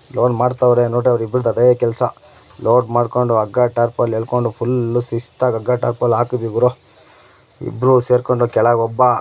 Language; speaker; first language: Kannada; non-native, local second language; Lambadi